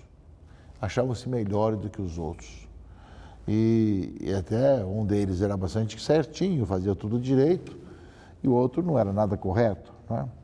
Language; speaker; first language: Portuguese; native; Portuguese